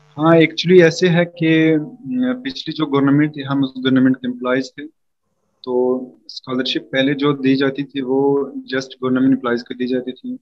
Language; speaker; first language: Hindi; non-native, fluent; Pashto